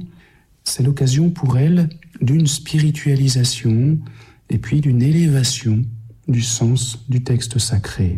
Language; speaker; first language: French; native; French